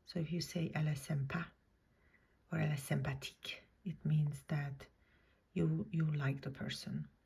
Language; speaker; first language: French; non-native, fluent; English